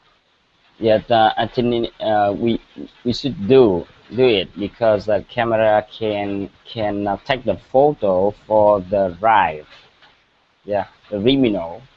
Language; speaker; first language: English; non-native, learner; Vietnamese